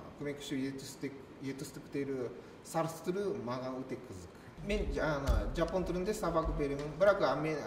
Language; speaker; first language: Kazakh; non-native, learner; Japanese